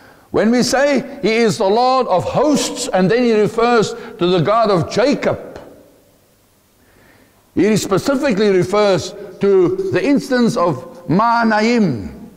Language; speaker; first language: English; non-native, local second language; Afrikaans